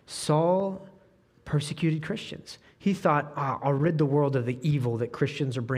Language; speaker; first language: English; native; English